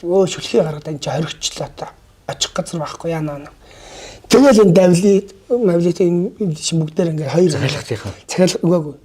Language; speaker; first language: Mongolian; native; Mongolian